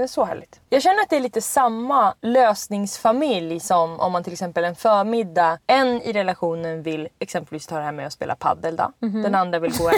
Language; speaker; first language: Swedish; native; Swedish